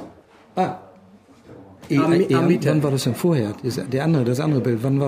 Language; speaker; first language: German; native; German